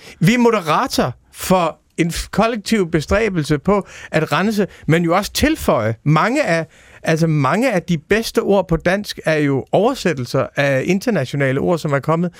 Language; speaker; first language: Danish; native; Danish